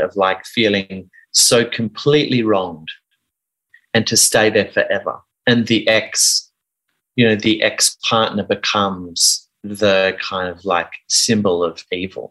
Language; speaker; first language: English; native; English